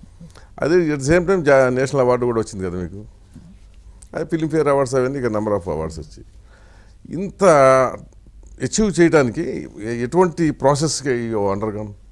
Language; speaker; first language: Telugu; native; Telugu